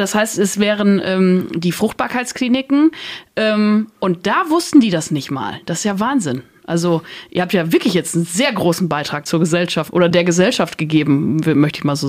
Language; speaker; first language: German; native; German